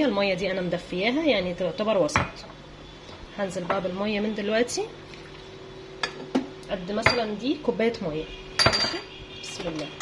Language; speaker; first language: Arabic; native; Arabic